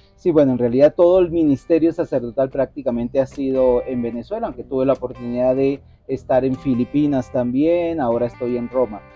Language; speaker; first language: Spanish; native; Spanish